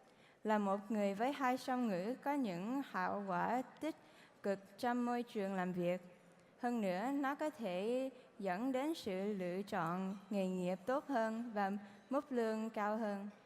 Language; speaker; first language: Vietnamese; early bilingual, heritage; Vietnamese